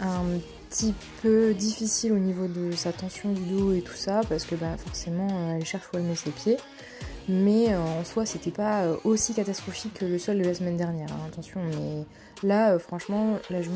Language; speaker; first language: French; native; French